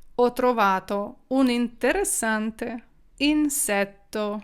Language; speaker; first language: Italian; non-native, fluent; Ukrainian